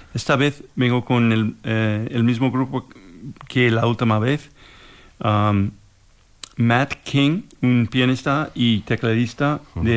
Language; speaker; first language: Spanish; non-native, fluent; English